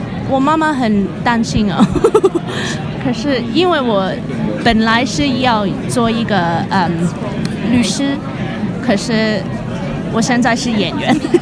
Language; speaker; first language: Chinese; early bilingual, other home language; Cantonese